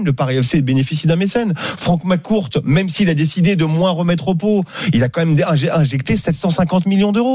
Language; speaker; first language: French; native; French